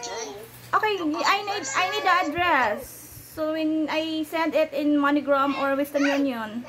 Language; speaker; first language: English; non-native, local second language; Filipino